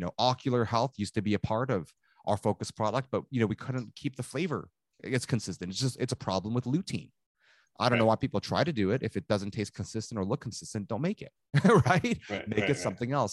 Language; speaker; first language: English; native; English